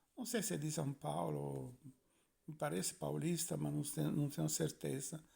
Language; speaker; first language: Portuguese; non-native, fluent; Italian